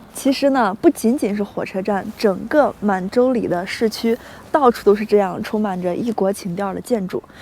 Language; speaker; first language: Chinese; native; Chinese